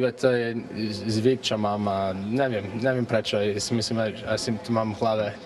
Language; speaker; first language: Slovak; early bilingual, heritage; English